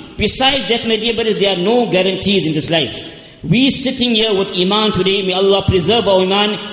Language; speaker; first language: English; native; English